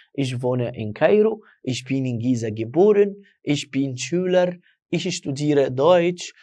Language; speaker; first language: German; non-native, fluent; Arabic